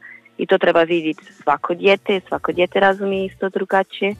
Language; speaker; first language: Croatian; non-native, learner; Portuguese